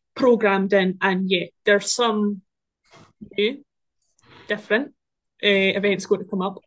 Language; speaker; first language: English; native; English